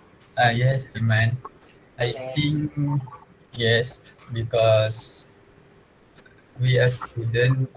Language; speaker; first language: English; non-native, local second language; Malay